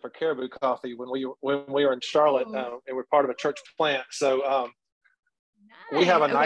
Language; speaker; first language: English; native; English